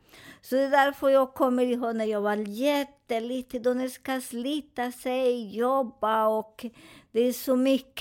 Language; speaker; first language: Swedish; non-native, fluent; Spanish